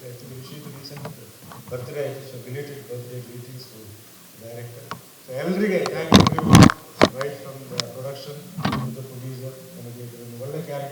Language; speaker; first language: Kannada; non-native, fluent; Tulu